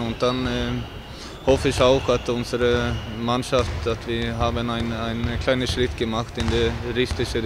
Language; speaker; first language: German; non-native, fluent; Swedish